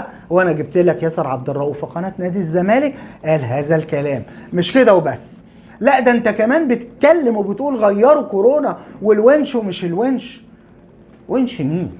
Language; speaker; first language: Arabic; native; Arabic